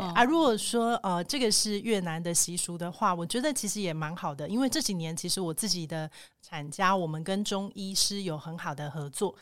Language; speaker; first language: Chinese; native; Chinese